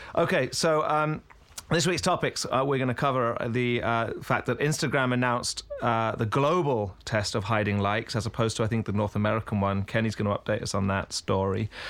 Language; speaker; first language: English; native; English